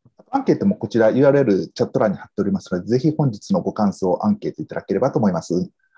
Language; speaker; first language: Japanese; native; Japanese